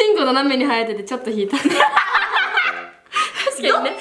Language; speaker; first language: Japanese; native; Japanese